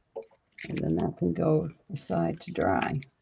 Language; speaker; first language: English; native; English